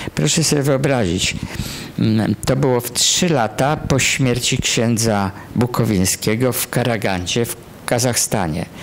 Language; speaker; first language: Polish; native; Polish